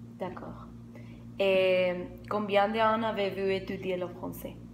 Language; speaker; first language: French; non-native, learner; Spanish